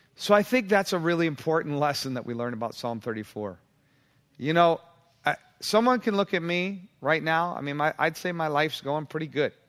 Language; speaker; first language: English; native; English